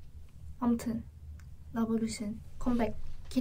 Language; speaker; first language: Korean; non-native, learner; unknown